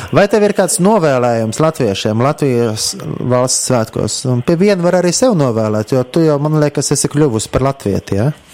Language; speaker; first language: Latvian; native; Latvian